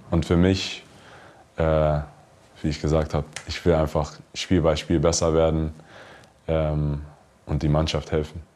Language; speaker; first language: German; early bilingual, heritage; English